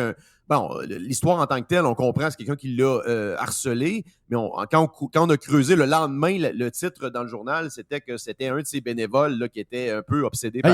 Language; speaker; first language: French; native; French